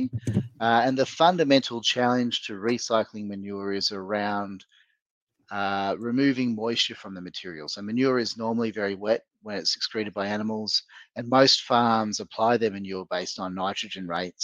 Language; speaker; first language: English; native; English